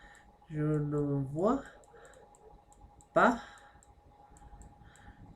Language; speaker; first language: French; non-native, fluent; Spanish